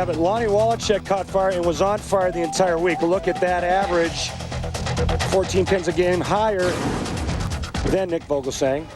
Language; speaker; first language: English; native; English